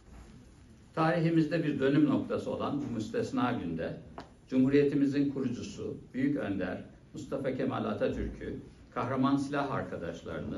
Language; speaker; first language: Turkish; native; Turkish